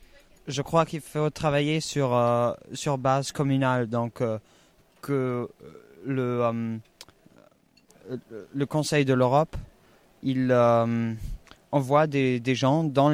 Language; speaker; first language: French; non-native, fluent; German